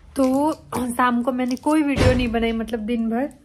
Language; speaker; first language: Hindi; non-native, local second language; Bhojpuri